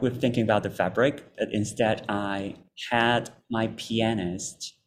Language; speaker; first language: English; non-native, local second language; Cantonese